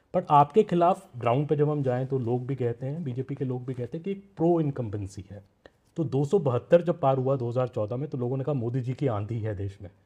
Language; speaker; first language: Hindi; native; Hindi